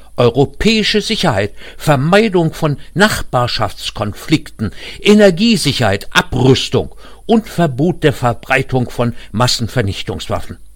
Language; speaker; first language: German; native; German